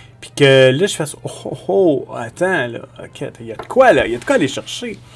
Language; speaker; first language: French; native; French